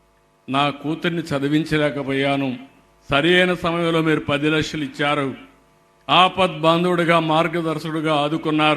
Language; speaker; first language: Telugu; native; Telugu